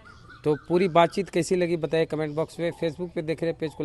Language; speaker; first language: Hindi; native; Hindi